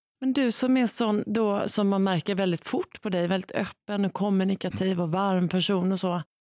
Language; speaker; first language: Swedish; native; Swedish